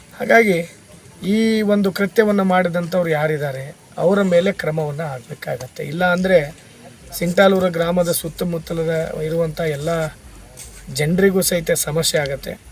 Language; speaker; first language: Kannada; native; Kannada